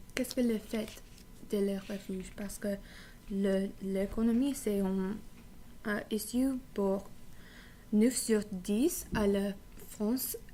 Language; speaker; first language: French; non-native, learner; English